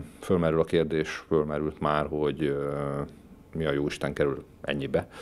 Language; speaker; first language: Hungarian; native; Hungarian